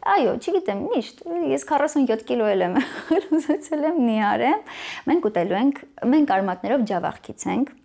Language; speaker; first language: Armenian; native; Armenian